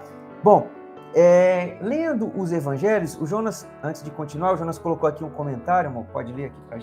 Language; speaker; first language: Portuguese; native; Portuguese